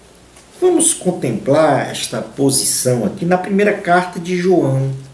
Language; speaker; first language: Portuguese; native; Portuguese